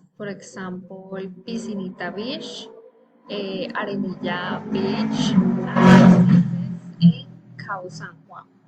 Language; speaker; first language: English; non-native, learner; Spanish